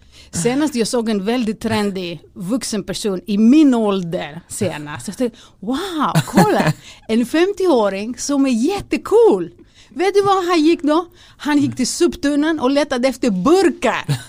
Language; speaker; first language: Swedish; non-native, fluent; Greek